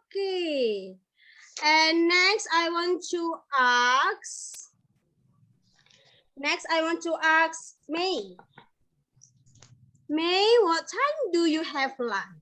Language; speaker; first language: English; non-native, fluent; Indonesian